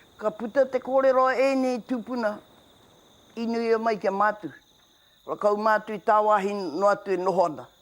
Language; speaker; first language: Māori; native; Māori